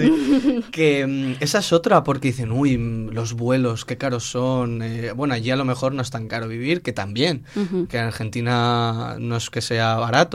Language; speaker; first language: Spanish; native; Spanish